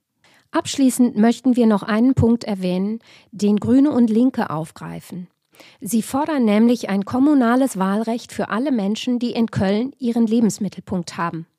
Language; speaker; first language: German; native; German